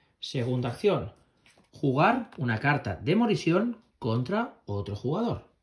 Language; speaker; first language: Spanish; native; Spanish